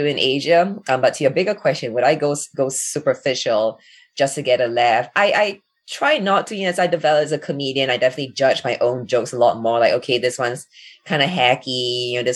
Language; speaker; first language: English; native; English